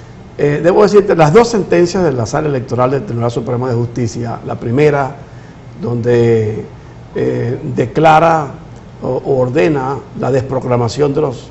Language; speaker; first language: Spanish; native; Spanish